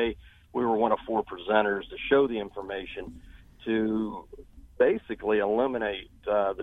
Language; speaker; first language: English; native; English